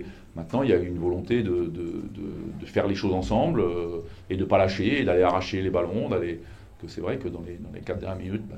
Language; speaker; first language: French; native; French